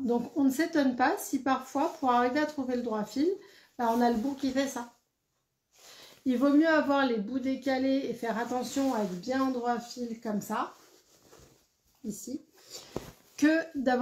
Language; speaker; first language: French; native; French